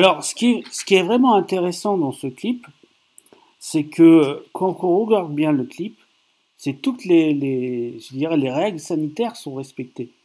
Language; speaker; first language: French; native; French